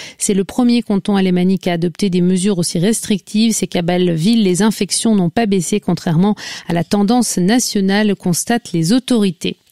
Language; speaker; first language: French; native; French